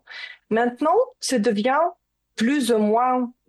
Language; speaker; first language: French; non-native, learner; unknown